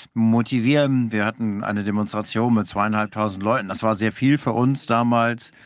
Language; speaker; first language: German; non-native, fluent; Danish